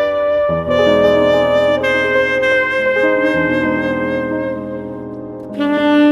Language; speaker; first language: English; non-native, fluent; Spanish